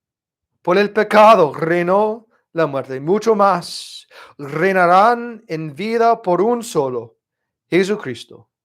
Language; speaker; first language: Spanish; non-native, fluent; English